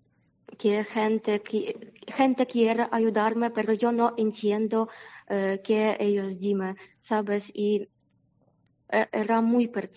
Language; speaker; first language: Spanish; non-native, learner; Ukrainian